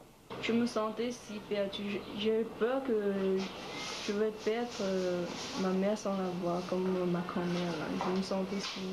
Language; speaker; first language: French; early bilingual, other home language; Chinese